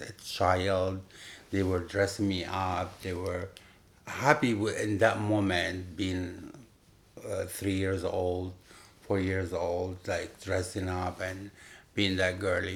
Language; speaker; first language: English; non-native, fluent; Arabic